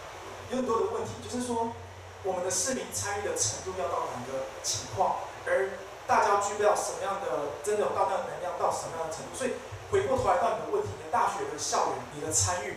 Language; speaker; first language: Chinese; native; Chinese